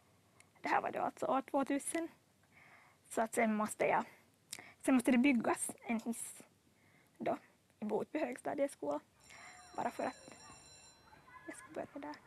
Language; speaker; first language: Swedish; native; Swedish